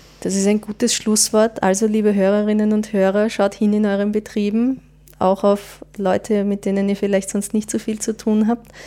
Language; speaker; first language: German; native; German